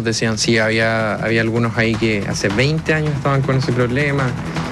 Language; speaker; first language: Spanish; native; Spanish